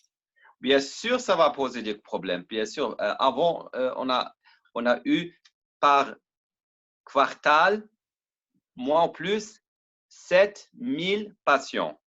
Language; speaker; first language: French; non-native, learner; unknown